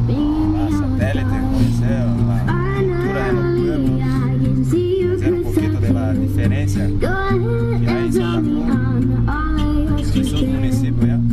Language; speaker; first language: Spanish; non-native, learner; Portuguese